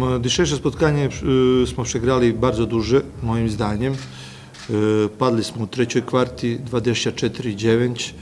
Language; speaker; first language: Polish; non-native, learner; Serbian